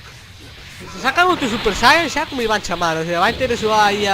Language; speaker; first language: Galician; non-native, local second language; Spanish